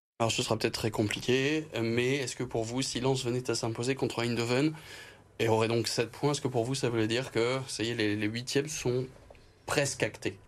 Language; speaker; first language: French; native; French